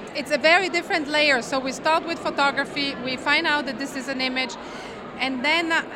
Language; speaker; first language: English; non-native, fluent; Italian